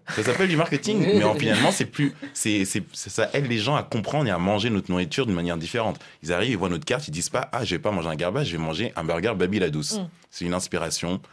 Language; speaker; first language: French; early bilingual, other home language; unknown